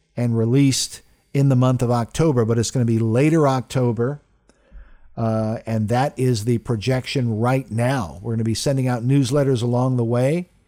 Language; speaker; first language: English; early bilingual, other home language; Italian